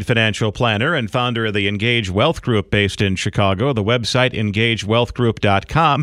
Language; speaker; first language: English; native; English